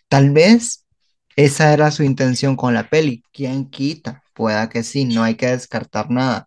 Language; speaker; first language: Spanish; native; Spanish